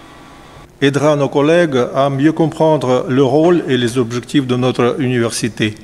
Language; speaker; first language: French; non-native, fluent; Russian